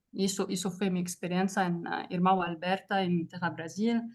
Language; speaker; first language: Spanish; non-native, fluent; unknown